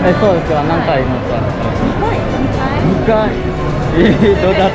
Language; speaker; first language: Japanese; non-native, learner; Indonesian